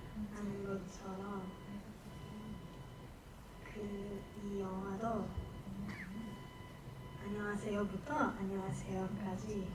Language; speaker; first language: Korean; non-native, learner; Japanese